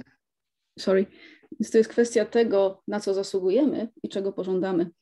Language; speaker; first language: Polish; native; Polish